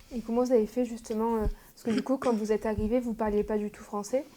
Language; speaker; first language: French; native; French